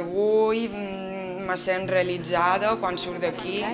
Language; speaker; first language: Catalan; non-native, learner; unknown